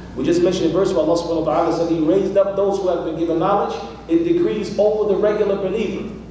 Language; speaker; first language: English; native; English